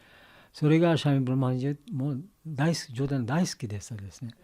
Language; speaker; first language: Japanese; non-native, learner; Bangla